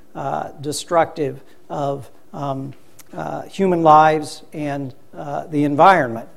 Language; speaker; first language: English; native; English